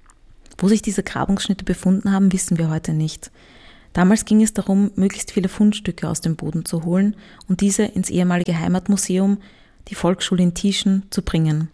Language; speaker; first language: German; native; German